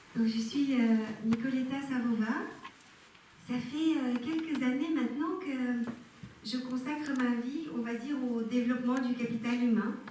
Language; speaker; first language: French; non-native, fluent; Bulgarian